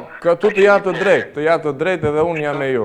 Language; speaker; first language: Albanian; native; Albanian